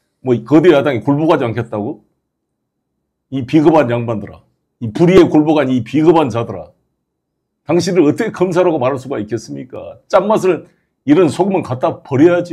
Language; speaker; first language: Korean; native; Korean